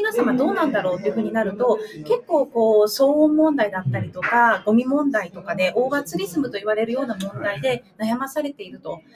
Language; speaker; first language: Japanese; native; Japanese